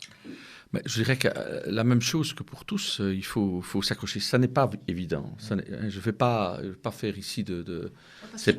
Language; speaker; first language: French; native; French